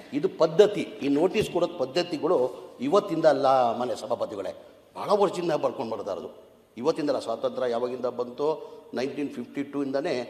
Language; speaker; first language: Kannada; non-native, local second language; Urdu